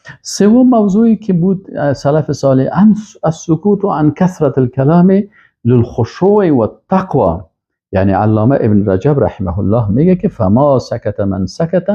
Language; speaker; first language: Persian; native; Persian